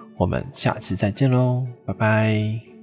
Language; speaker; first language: Chinese; native; Chinese